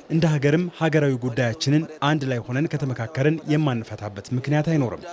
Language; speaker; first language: Amharic; non-native, local second language; Oromo